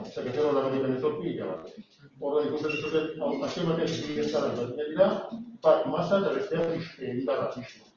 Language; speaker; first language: Spanish; non-native, local second language; Basque